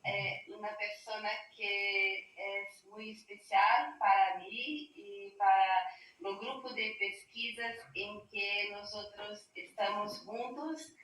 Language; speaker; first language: Spanish; non-native, learner; Portuguese